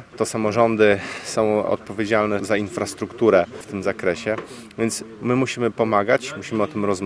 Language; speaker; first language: Polish; native; Polish